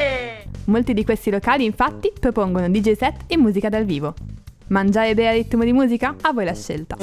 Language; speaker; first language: Italian; native; Italian